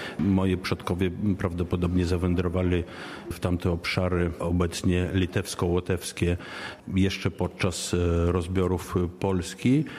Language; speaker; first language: Polish; early bilingual, heritage; Polish